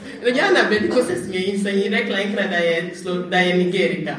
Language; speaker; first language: Slovenian; non-native, fluent; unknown